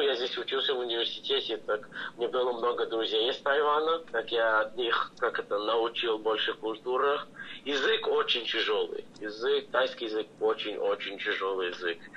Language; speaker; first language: Russian; early bilingual, heritage; English